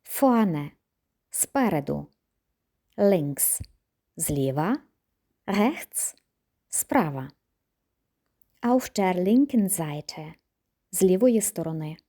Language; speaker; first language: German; non-native, fluent; Ukrainian